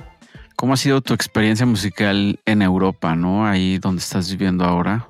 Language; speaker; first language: Spanish; native; Spanish